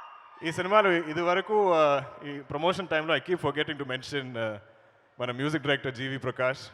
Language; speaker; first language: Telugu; non-native, learner; Malayalam